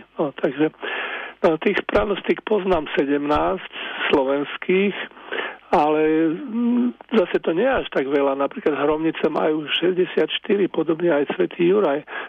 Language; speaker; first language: Slovak; native; Slovak